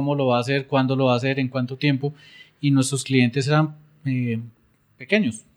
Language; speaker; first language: Spanish; native; Spanish